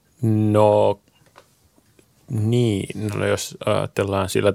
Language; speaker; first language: Finnish; native; Finnish